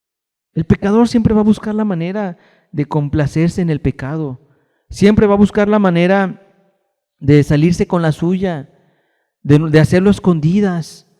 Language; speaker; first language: Spanish; native; Spanish